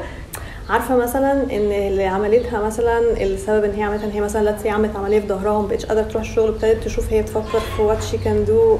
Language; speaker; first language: Arabic; native; Arabic